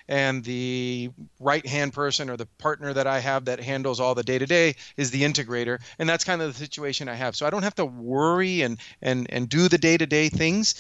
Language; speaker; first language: English; native; English